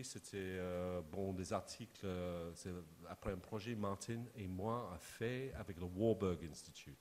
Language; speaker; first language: French; non-native, fluent; English